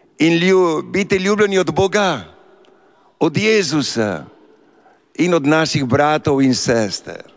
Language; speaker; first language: Slovenian; early bilingual, heritage; Slovenian